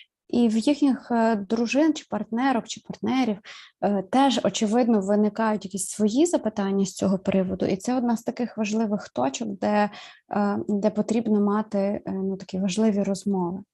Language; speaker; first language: Ukrainian; native; Ukrainian